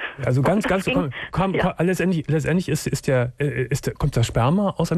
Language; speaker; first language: German; native; German